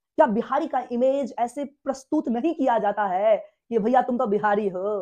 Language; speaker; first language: Hindi; native; Hindi